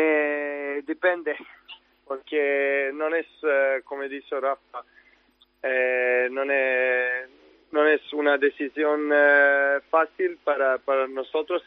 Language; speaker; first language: Spanish; non-native, learner; Serbian